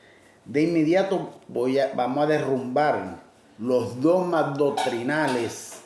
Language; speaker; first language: Spanish; native; Spanish